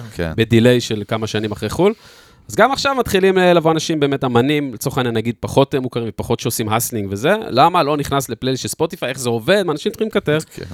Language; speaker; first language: Hebrew; native; Hebrew